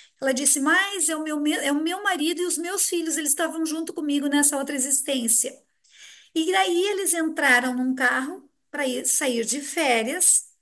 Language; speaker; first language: Portuguese; native; Portuguese